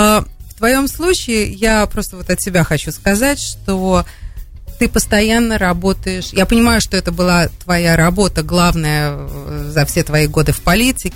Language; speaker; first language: Russian; native; Russian